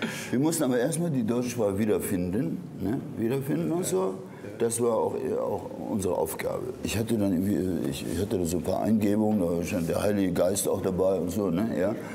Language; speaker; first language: German; native; German